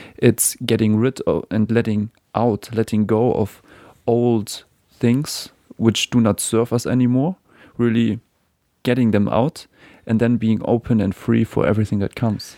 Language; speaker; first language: English; non-native, fluent; German